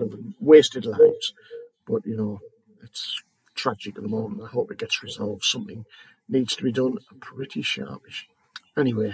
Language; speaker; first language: English; native; English